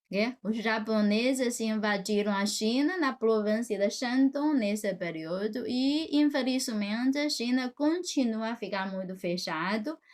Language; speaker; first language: Portuguese; non-native, fluent; Chinese